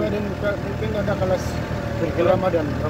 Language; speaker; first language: Arabic; non-native, learner; Filipino